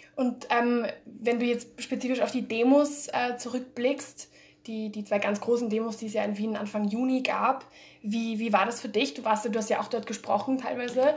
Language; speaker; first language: German; early bilingual, heritage; German